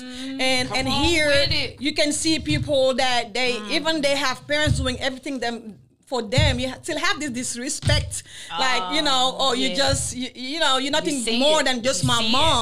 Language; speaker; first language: English; non-native, fluent; Wolof